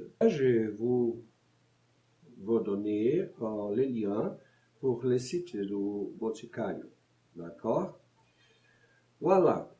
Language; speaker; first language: French; non-native, learner; Portuguese